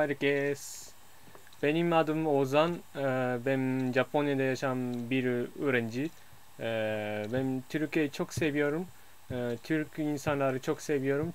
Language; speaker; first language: Turkish; non-native, learner; Japanese